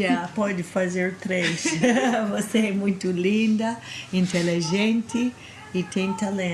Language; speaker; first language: Portuguese; non-native, fluent; English